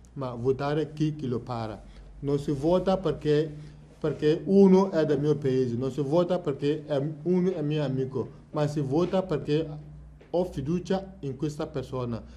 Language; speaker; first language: Italian; non-native, fluent; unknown